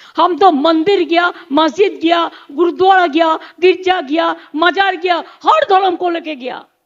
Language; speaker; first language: Hindi; non-native, local second language; Bangla